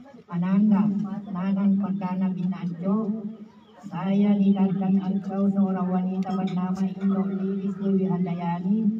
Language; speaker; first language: Indonesian; native; Indonesian